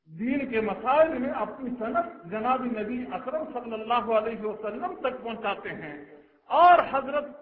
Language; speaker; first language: Urdu; non-native, local second language; Pashto